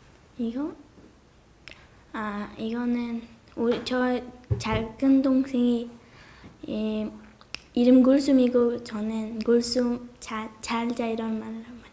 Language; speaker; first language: Korean; early bilingual, other home language; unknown